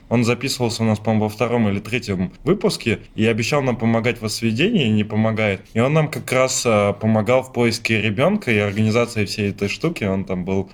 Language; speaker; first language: Russian; native; Russian